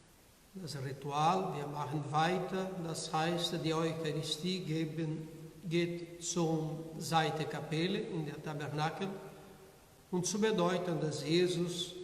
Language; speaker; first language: German; non-native, learner; Portuguese